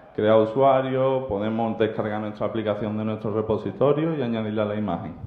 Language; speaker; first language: Spanish; native; Spanish